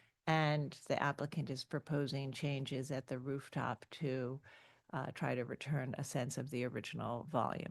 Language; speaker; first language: English; native; English